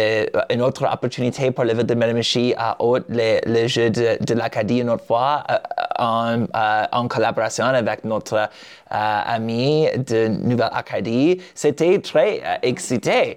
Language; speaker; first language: French; non-native, learner; English